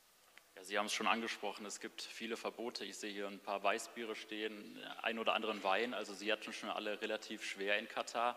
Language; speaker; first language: German; native; German